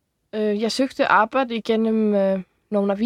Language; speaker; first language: Danish; early bilingual, heritage; Icelandic